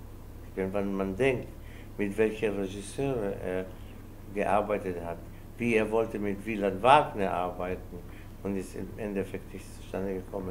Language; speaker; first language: German; non-native, fluent; Spanish